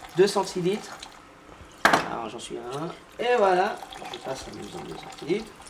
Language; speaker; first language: French; native; French